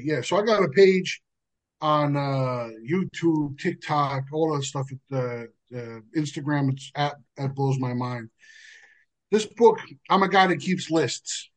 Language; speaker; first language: English; native; English